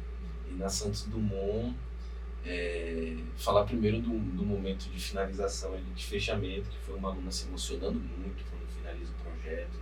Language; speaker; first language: Portuguese; native; Portuguese